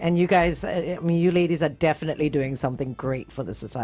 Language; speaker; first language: English; native; English